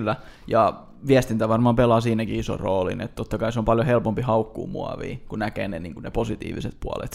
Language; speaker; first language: Finnish; native; Finnish